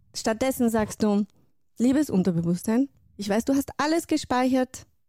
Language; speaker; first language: German; non-native, fluent; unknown